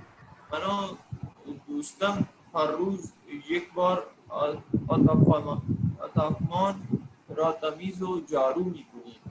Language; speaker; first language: Persian; non-native, learner; Urdu